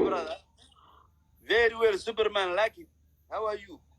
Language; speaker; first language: English; non-native, learner; Somali